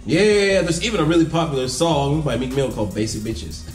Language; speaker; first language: English; native; English